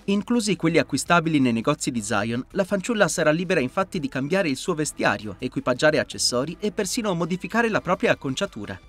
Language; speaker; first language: Italian; native; Italian